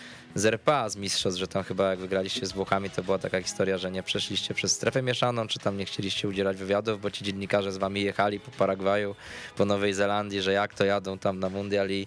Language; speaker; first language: Polish; native; Polish